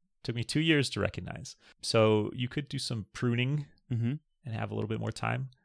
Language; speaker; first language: English; native; English